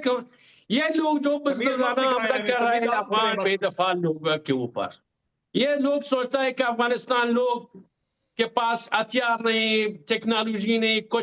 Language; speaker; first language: Hindi; non-native, fluent; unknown